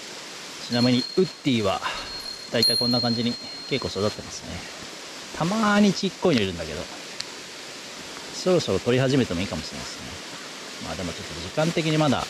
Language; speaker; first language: Japanese; native; Japanese